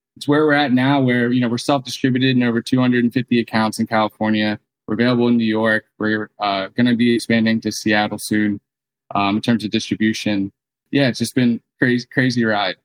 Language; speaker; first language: English; native; English